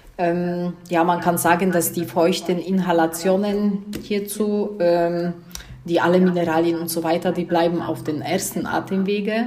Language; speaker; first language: German; non-native, fluent; Polish